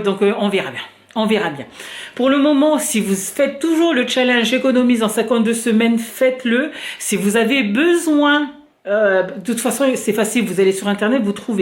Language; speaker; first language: French; native; French